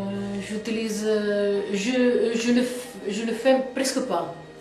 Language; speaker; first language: French; non-native, fluent; Italian